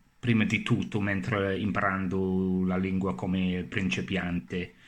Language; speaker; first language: Italian; non-native, learner; English